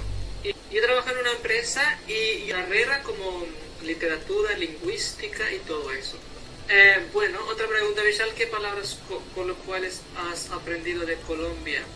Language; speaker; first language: Spanish; non-native, fluent; Hindi